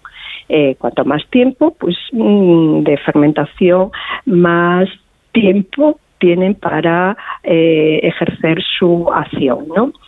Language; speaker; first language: Spanish; native; Spanish